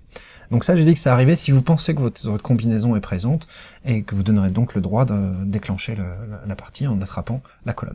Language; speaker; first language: French; native; French